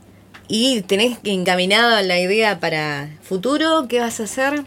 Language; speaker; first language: Spanish; native; Spanish